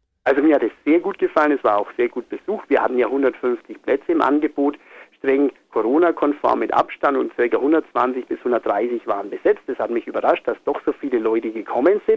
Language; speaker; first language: German; native; German